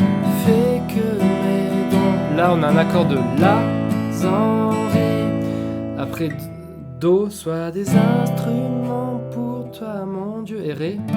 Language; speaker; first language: French; native; French